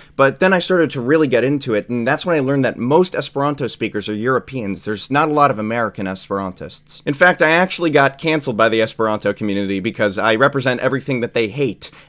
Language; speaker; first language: English; native; English